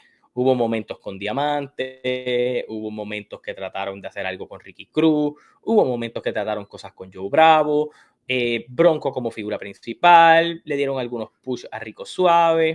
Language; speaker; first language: Spanish; native; Spanish